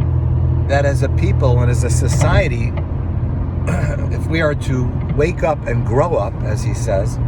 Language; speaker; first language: English; native; English